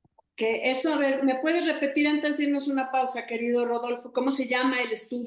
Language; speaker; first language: Spanish; native; Spanish